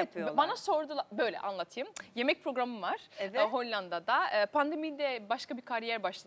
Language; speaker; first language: Turkish; early bilingual, heritage; Turkish